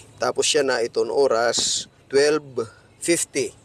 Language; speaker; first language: Filipino; non-native, local second language; Waray